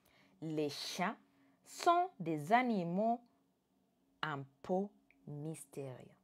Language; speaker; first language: French; non-native, fluent; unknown